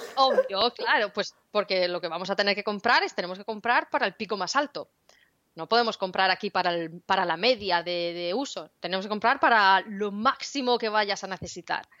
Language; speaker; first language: Spanish; native; Spanish